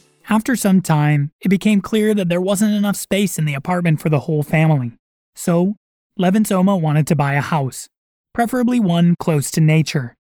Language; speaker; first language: English; native; English